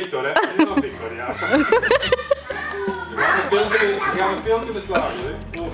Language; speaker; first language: Dutch; native; Dutch